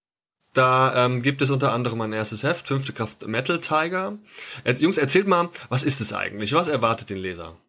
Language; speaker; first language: German; native; German